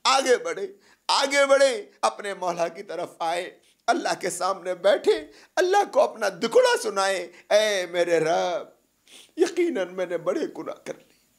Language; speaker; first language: Urdu; native; Urdu